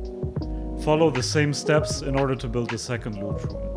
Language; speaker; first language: English; non-native, fluent; German